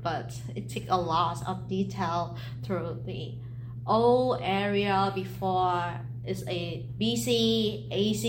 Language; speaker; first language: English; non-native, learner; Vietnamese